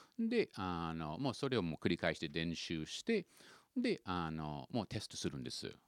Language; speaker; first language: Japanese; non-native, fluent; English